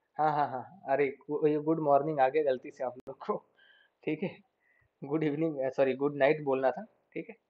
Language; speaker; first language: Hindi; native; Hindi